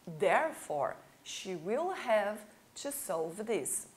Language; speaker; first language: English; non-native, fluent; Portuguese